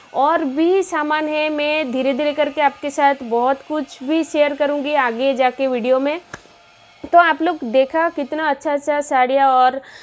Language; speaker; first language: Hindi; non-native, local second language; Bangla